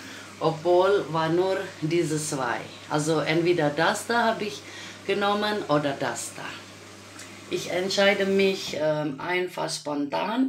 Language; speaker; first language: German; non-native, learner; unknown